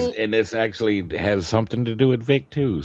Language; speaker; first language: English; native; English